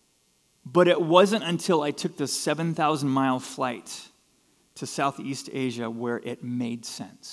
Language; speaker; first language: English; native; English